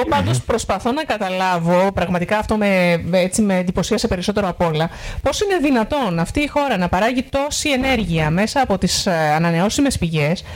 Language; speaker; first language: Greek; native; Greek